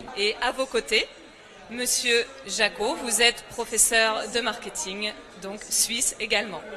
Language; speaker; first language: French; native; French